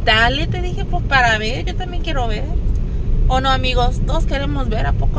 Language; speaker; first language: Spanish; native; Spanish